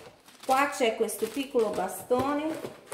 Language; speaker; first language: Italian; non-native, fluent; Portuguese